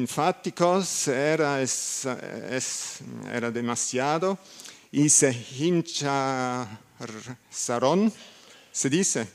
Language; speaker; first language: Spanish; non-native, learner; German